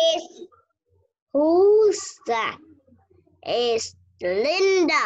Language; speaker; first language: English; non-native, learner; Vietnamese